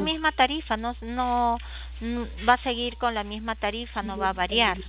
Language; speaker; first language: Spanish; native; Spanish